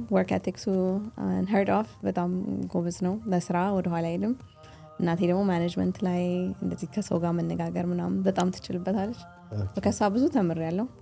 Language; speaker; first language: Amharic; native; Amharic